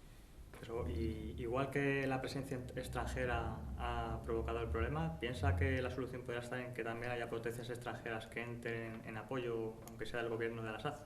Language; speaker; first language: Spanish; native; Spanish